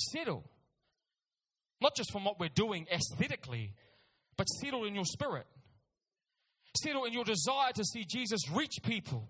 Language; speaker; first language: English; native; English